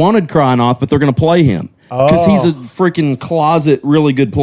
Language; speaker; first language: English; native; English